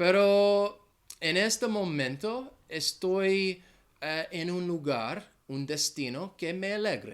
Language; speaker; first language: Spanish; non-native, fluent; English